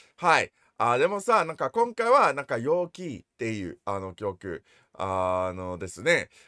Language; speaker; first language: Japanese; non-native, learner; English